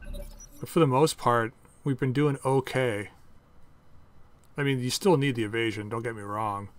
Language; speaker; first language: English; native; English